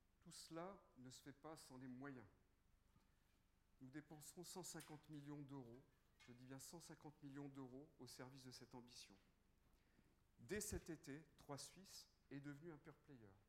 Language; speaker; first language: French; native; French